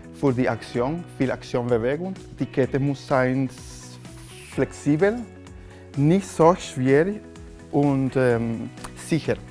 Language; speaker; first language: German; non-native, learner; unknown